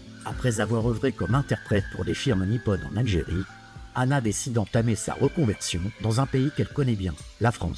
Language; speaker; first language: French; native; French